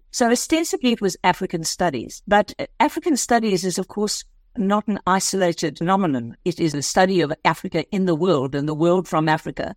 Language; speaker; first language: English; native; English